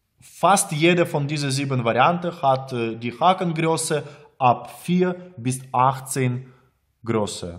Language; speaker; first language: German; non-native, learner; Russian